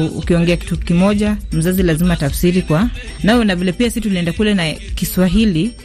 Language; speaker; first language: Swahili; non-native, local second language; Luo (Kenya and Tanzania)